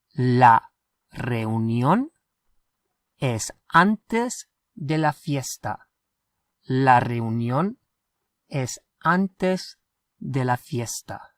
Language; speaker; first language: Spanish; non-native, fluent; English